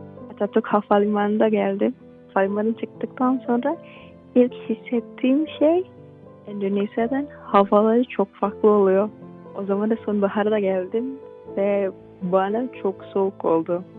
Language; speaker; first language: Turkish; non-native, fluent; Indonesian